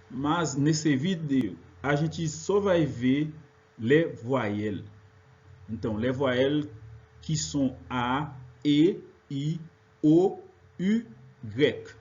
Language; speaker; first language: Portuguese; non-native, fluent; French